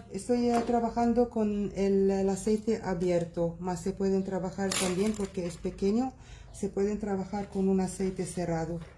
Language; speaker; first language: Spanish; non-native, local second language; Arabic